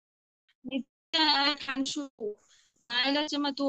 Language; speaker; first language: Chinese; non-native, learner; Bangla